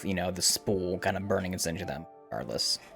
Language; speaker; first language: English; native; English